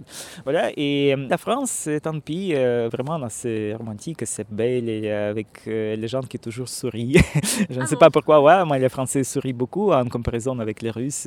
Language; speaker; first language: French; non-native, fluent; Russian